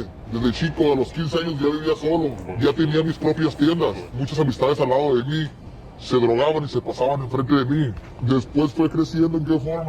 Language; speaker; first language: Spanish; native; Spanish